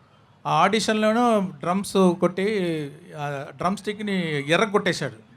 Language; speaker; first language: Telugu; non-native, learner; Tamil